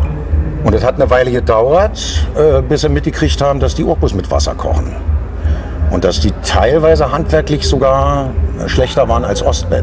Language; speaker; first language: German; native; German